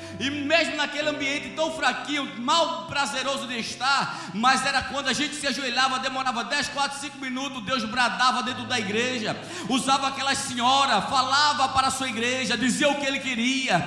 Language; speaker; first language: Portuguese; native; Portuguese